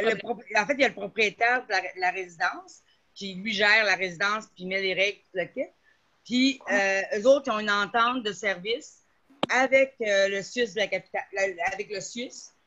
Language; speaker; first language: French; native; French